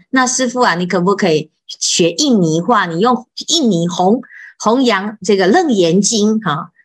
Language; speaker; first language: Chinese; native; Chinese